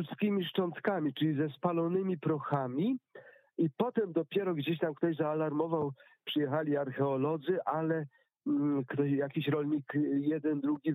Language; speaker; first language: Polish; native; Polish